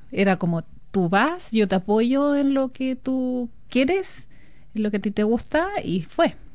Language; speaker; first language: Spanish; native; Spanish